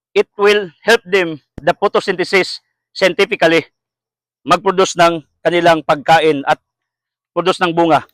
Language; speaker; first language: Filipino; non-native, local second language; Cebuano